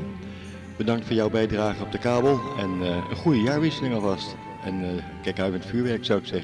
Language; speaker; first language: Dutch; native; Dutch